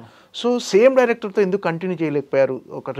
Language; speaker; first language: Telugu; native; Telugu